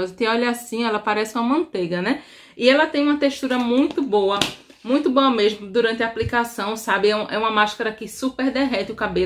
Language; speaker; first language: Portuguese; native; Portuguese